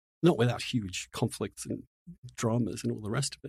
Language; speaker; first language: English; native; English